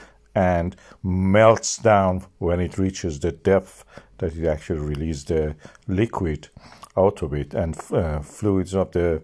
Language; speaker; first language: English; non-native, fluent; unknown